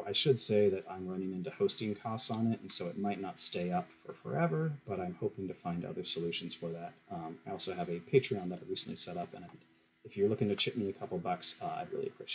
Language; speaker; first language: English; native; English